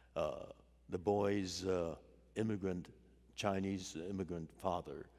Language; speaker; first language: English; native; English